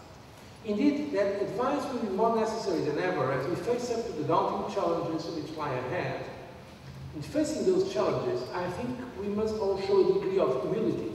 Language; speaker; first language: English; non-native, fluent; Portuguese